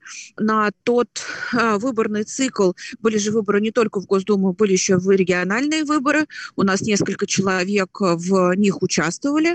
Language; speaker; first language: Russian; native; Russian